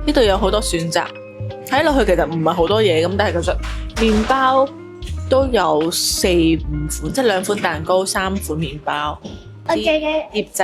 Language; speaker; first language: Cantonese; native; Cantonese